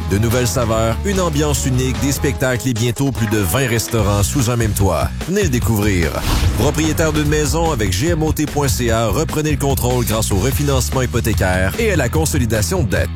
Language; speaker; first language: French; native; French